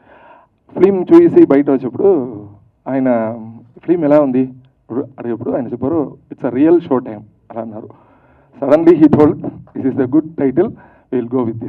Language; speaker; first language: Telugu; early bilingual, heritage; Telugu